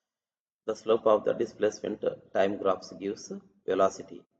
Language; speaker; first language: English; non-native, local second language; Telugu